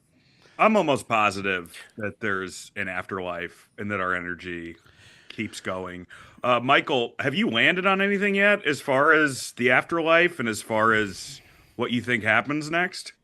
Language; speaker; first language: English; native; English